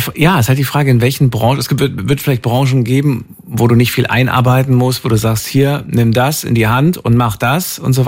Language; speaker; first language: German; native; German